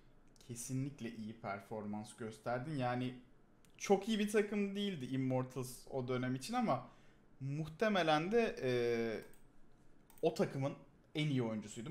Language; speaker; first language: Turkish; native; Turkish